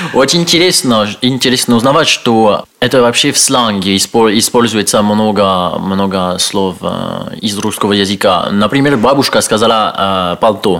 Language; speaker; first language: Russian; non-native, learner; French